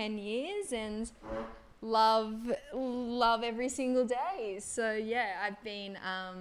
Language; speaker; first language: English; native; English